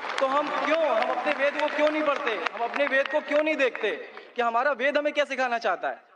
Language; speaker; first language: Hindi; native; Hindi